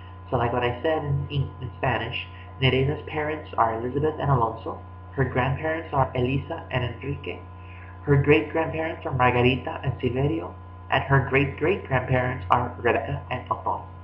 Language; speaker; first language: English; early bilingual, other home language; Spanish